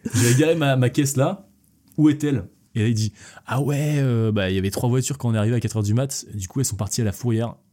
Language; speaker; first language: French; native; French